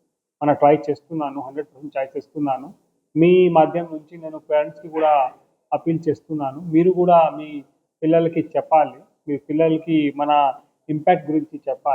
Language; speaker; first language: Telugu; non-native, local second language; Urdu